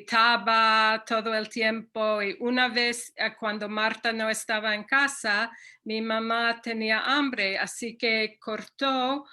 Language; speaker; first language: Spanish; non-native, fluent; English